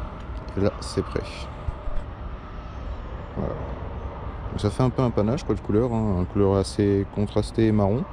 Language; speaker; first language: French; native; French